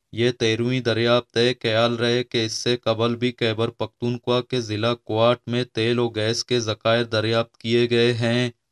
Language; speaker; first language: Urdu; non-native, local second language; Baluchi